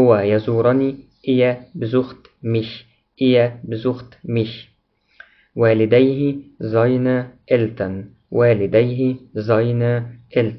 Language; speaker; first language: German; non-native, fluent; Arabic